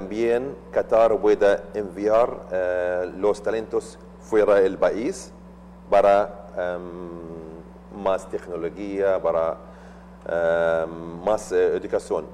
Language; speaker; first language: Spanish; non-native, learner; Arabic